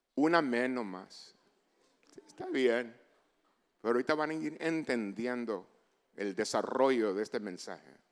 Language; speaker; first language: Spanish; early bilingual, heritage; Spanish